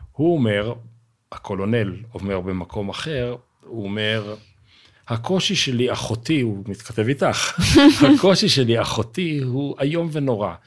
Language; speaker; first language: Hebrew; native; Hebrew